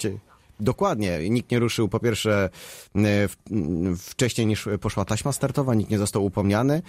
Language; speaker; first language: Polish; native; Polish